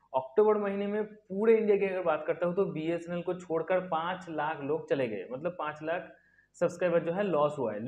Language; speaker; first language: Hindi; native; Hindi